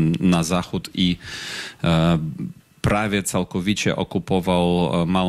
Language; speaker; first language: Polish; non-native, fluent; Ukrainian